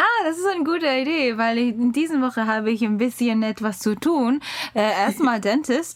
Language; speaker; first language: German; non-native, learner; Japanese